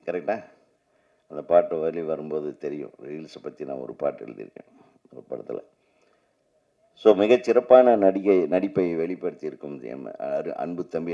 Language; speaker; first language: Tamil; native; Tamil